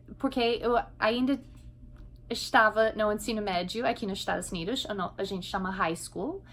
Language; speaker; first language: Portuguese; non-native, fluent; English